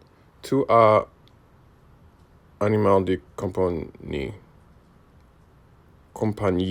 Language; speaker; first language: French; non-native, learner; English